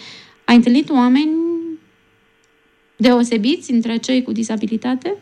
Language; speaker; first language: Romanian; native; Romanian